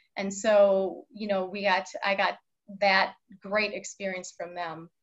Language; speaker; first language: English; native; English